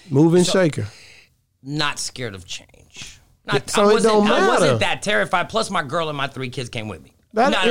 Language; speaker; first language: English; early bilingual, other home language; Greek